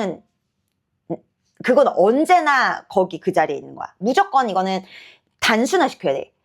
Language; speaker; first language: Korean; native; Korean